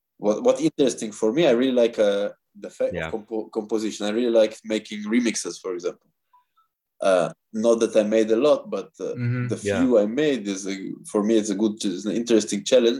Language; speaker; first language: English; non-native, fluent; Russian